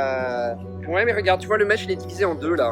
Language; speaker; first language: French; native; French